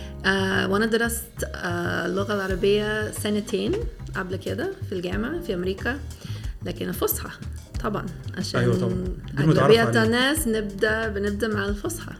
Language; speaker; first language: Arabic; non-native, fluent; English